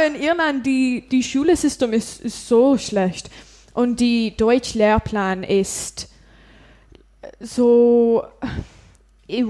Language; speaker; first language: German; non-native, learner; English